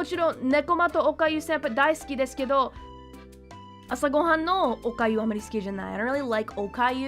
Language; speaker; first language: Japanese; non-native, fluent; English